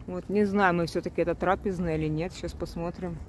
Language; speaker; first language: Russian; native; Russian